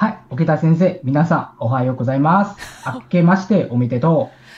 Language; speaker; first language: Japanese; non-native, learner; Chinese